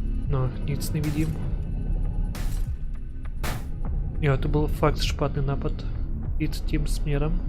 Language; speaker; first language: Czech; non-native, learner; Ukrainian